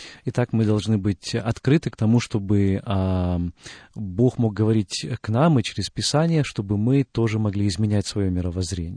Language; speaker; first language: Russian; native; Russian